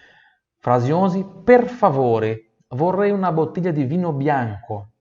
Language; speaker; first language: Italian; non-native, fluent; Portuguese